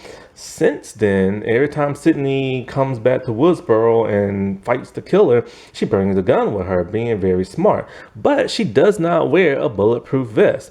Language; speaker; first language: English; native; English